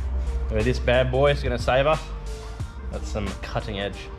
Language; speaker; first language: English; native; English